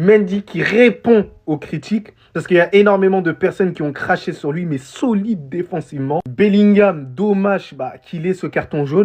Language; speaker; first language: French; native; French